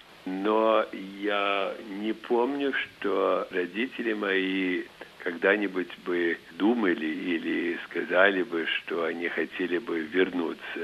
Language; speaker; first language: Russian; early bilingual, heritage; Russian